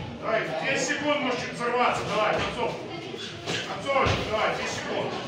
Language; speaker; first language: Russian; native; Russian